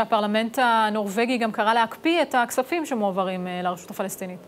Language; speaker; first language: Hebrew; native; Hebrew